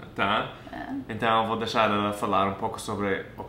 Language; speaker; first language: Portuguese; non-native, fluent; English